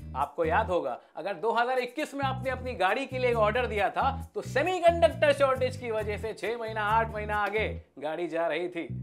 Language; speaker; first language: Hindi; native; Hindi